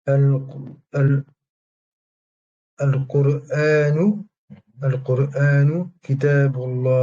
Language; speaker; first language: Arabic; non-native, learner; French